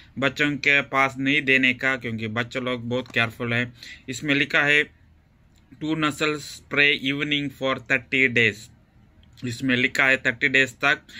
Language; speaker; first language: Hindi; non-native, local second language; Kannada